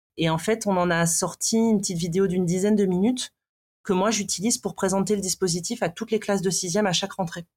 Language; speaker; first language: French; native; French